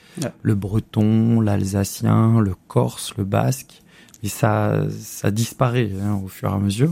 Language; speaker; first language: French; native; French